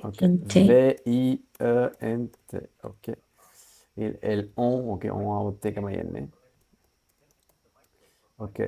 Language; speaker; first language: French; non-native, fluent; Sinhala